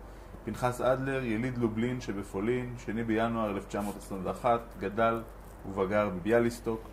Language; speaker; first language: Hebrew; native; Hebrew